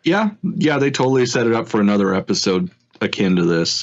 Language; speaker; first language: English; native; English